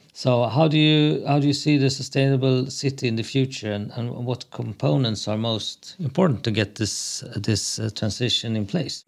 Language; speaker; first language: English; non-native, fluent; Swedish